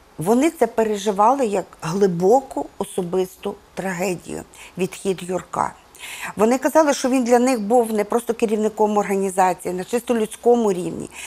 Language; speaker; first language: Ukrainian; native; Ukrainian